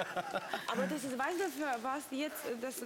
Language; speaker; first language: German; non-native, learner; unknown